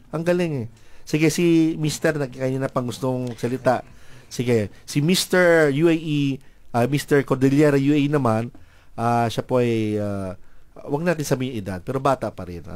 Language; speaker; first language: Filipino; native; Filipino